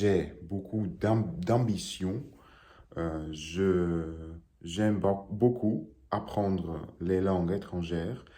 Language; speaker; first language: French; non-native, learner; Russian